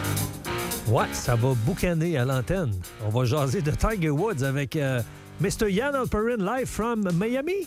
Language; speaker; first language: French; native; French